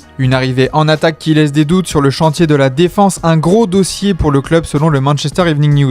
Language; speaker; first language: French; native; French